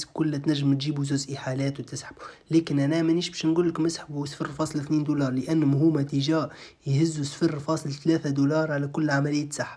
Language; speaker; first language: Arabic; native; Arabic